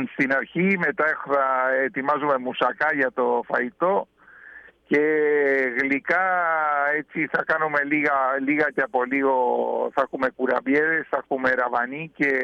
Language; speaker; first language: Greek; early bilingual, heritage; Spanish